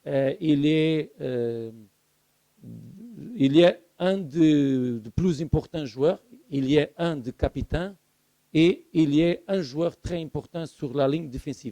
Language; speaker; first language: French; non-native, learner; Portuguese